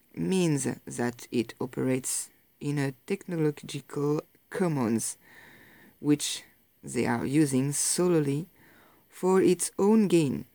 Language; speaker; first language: English; non-native, fluent; French